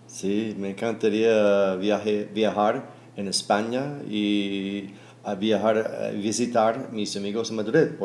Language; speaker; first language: Spanish; non-native, fluent; English